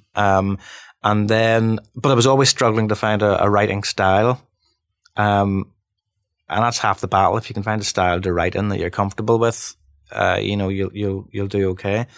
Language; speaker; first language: English; native; English